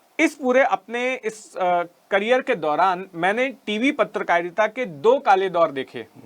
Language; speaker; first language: Hindi; native; Hindi